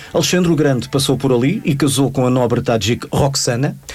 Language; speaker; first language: Portuguese; native; Portuguese